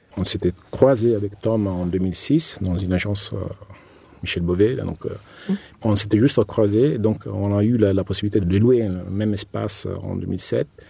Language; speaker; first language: French; non-native, fluent; Italian